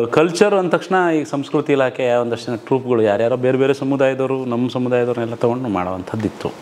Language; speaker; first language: Kannada; non-native, local second language; Lambadi